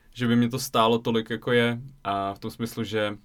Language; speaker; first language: Czech; early bilingual, other home language; Russian